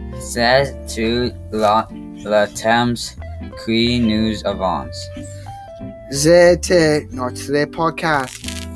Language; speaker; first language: French; non-native, learner; English